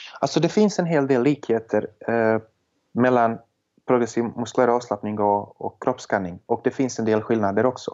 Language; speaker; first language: Swedish; non-native, fluent; Serbian